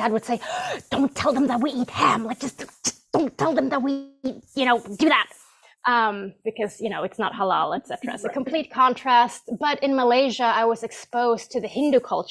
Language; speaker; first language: English; non-native, fluent; Swedish